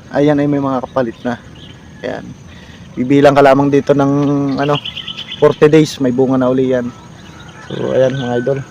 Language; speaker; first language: Filipino; native; Filipino